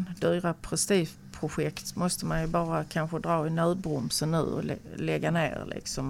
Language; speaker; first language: Swedish; native; Swedish